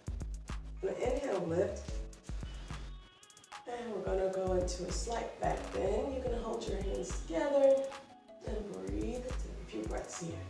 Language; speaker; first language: English; native; English